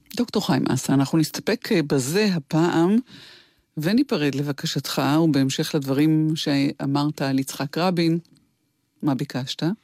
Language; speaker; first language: Hebrew; native; Hebrew